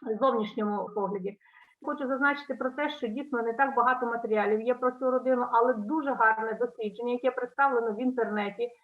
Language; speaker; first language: Ukrainian; native; Ukrainian